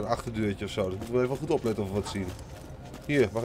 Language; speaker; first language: Dutch; native; Dutch